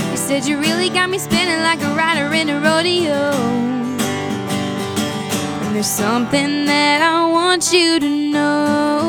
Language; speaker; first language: English; native; English